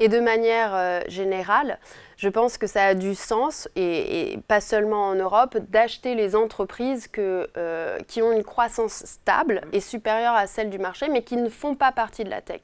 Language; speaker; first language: French; native; French